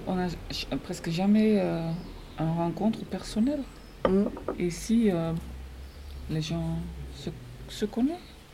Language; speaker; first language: French; non-native, learner; Dutch